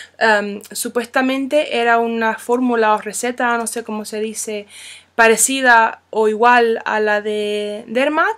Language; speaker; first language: Spanish; non-native, fluent; English